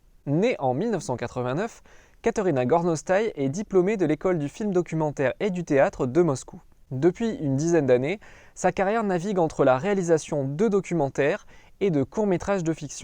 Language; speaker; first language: French; native; French